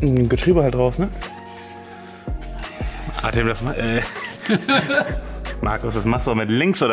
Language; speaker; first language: German; native; German